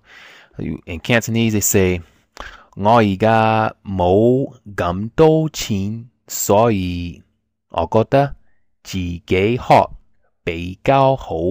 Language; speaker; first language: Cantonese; non-native, fluent; English